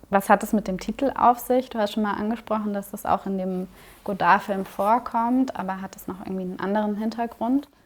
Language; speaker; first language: German; native; German